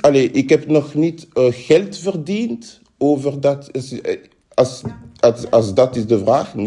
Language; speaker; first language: Dutch; non-native, fluent; French